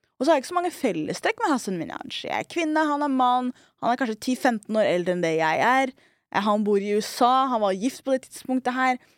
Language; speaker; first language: Norwegian; early bilingual, other home language; Somali